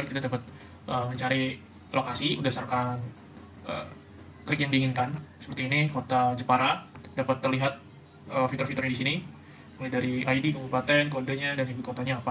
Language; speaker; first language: Indonesian; native; Indonesian